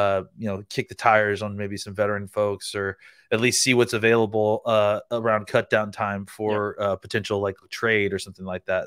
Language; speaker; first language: English; native; English